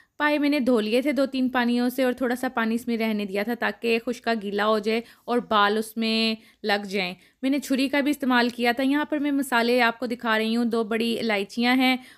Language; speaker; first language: Urdu; non-native, local second language; Punjabi